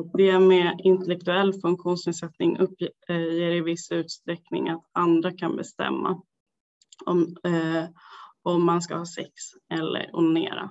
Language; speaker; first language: Swedish; native; Swedish